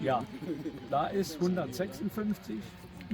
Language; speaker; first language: German; native; German